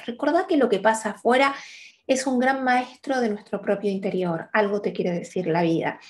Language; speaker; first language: Spanish; native; Spanish